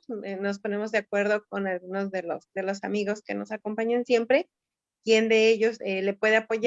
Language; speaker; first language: Spanish; native; Spanish